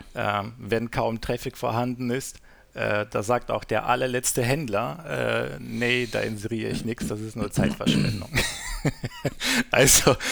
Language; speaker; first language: German; native; German